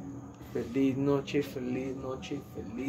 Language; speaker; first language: Spanish; non-native, learner; English